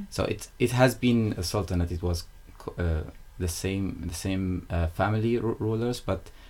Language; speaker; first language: English; non-native, fluent; Arabic